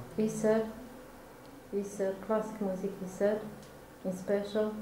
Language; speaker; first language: Danish; non-native, learner; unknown